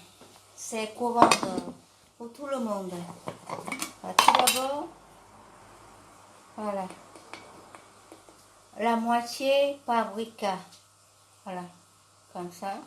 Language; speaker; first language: French; non-native, fluent; Vietnamese